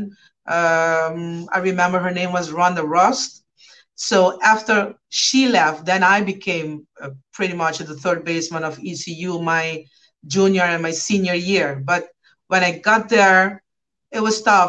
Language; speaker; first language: English; non-native, fluent; Papiamento